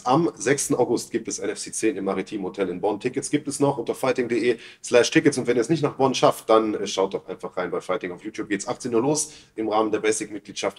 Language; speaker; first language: German; native; German